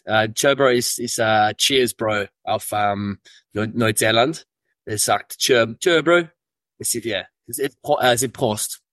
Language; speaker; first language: German; early bilingual, heritage; English